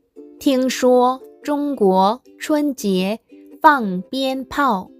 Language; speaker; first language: Chinese; non-native, fluent; Korean